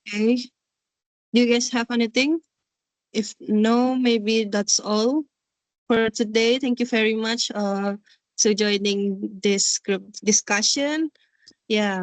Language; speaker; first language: English; non-native, learner; Indonesian